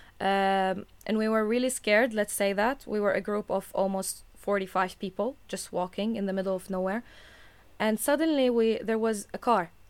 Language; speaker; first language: English; non-native, fluent; Arabic